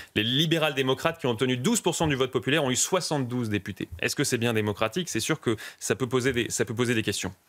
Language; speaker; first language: French; native; French